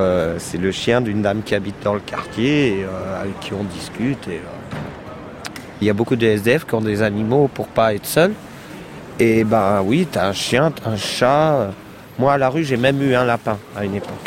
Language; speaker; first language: French; native; French